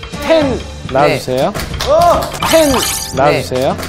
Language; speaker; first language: Korean; native; Korean